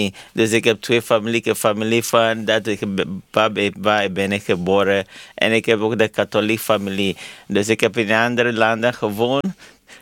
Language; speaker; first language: Dutch; non-native, learner; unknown